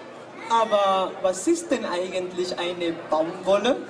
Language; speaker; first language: German; non-native, fluent; Spanish